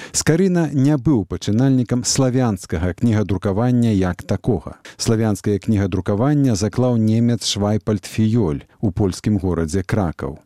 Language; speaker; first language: Belarusian; native; Belarusian